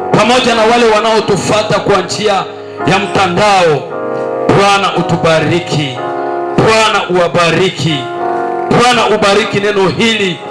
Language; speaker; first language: Swahili; non-native, local second language; Nande